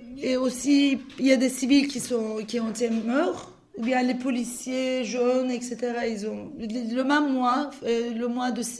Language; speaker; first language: French; non-native, fluent; Turkish